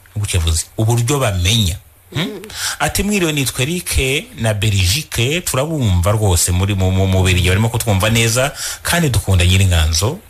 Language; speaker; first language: Kinyarwanda; native; Kinyarwanda